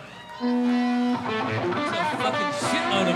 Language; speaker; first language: English; native; English